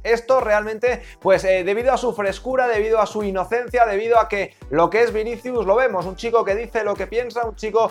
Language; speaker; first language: Spanish; native; Spanish